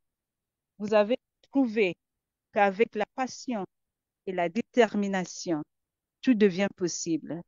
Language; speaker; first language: French; non-native, fluent; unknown